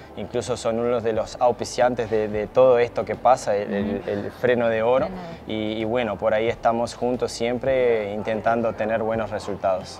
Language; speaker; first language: Spanish; early bilingual, heritage; Spanish